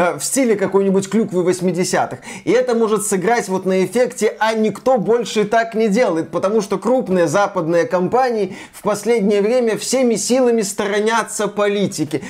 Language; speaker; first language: Russian; native; Russian